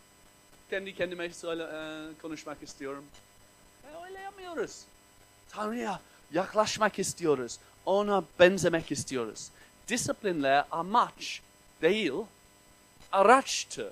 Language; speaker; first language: Turkish; non-native, fluent; English